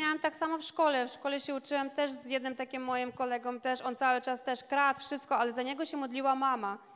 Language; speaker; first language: Polish; non-native, learner; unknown